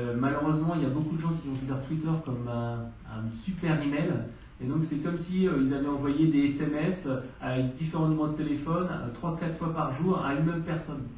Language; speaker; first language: French; native; French